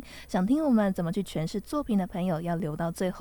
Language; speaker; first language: Chinese; native; Chinese